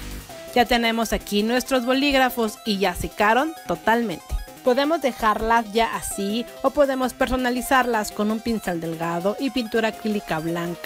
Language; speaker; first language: Spanish; native; Spanish